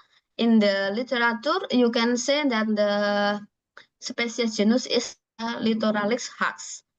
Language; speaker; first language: English; non-native, learner; Indonesian